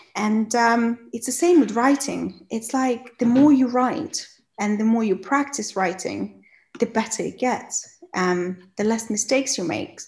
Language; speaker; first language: English; non-native, fluent; Russian